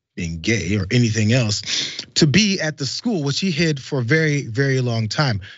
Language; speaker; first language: English; native; English